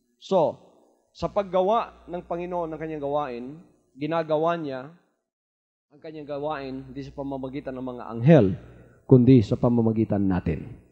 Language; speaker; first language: Filipino; non-native, local second language; Cebuano